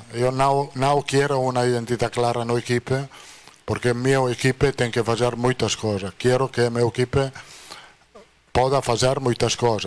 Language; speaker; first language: Portuguese; non-native, fluent; Italian